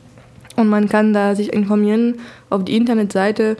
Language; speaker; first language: German; non-native, fluent; French